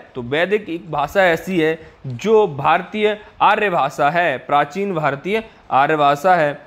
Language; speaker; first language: Hindi; native; Hindi